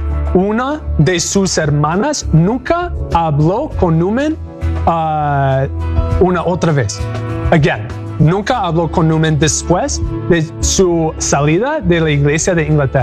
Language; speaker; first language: Spanish; non-native, learner; English